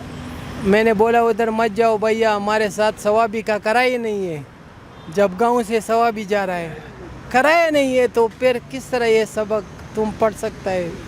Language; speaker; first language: Hindi; non-native, local second language; Pashto